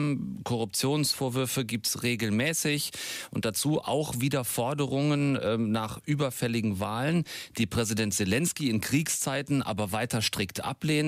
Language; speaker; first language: German; native; German